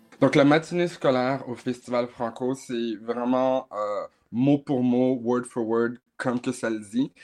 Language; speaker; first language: French; native; French